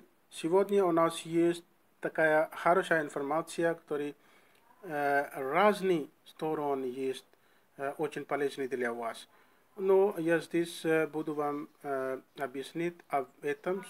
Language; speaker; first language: Russian; non-native, learner; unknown